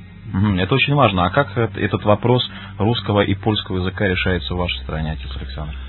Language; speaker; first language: Russian; native; Russian